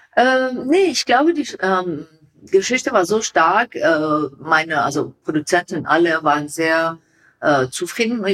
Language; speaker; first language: German; non-native, learner; Persian